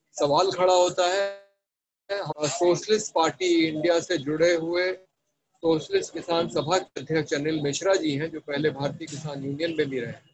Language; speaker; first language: Hindi; native; Hindi